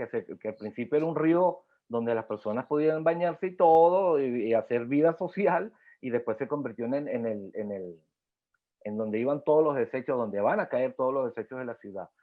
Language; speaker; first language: Spanish; native; Spanish